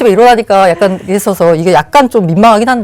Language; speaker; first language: Korean; native; Korean